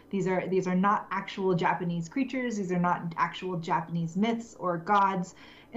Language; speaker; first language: English; native; English